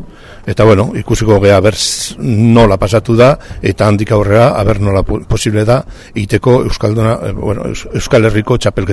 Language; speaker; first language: Basque; non-native, learner; Spanish